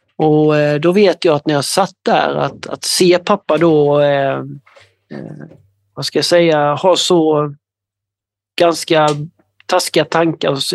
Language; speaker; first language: Swedish; native; Swedish